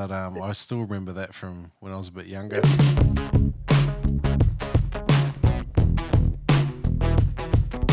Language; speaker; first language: English; native; English